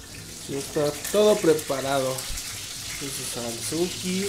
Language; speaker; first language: Spanish; native; Spanish